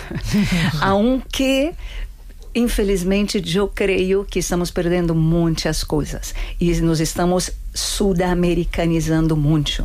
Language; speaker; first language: Spanish; non-native, fluent; Portuguese